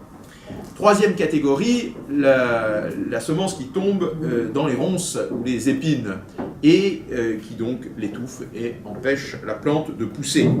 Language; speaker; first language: French; native; French